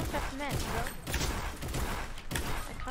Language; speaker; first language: English; non-native, learner; German